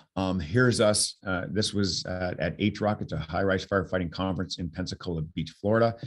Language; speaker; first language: English; native; English